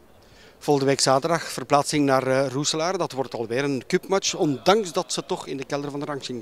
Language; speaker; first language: Dutch; native; Dutch